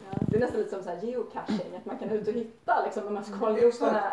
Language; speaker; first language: Swedish; native; Swedish